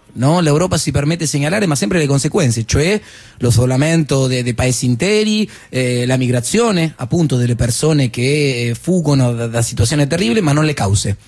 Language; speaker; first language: Italian; non-native, fluent; Spanish